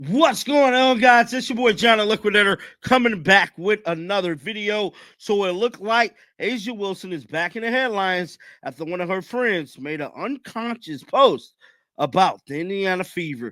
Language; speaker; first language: English; native; English